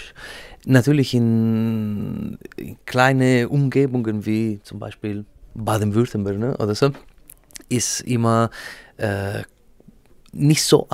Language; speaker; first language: German; non-native, fluent; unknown